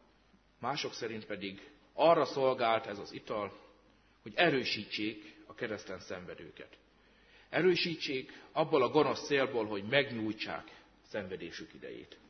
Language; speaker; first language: Hungarian; native; Hungarian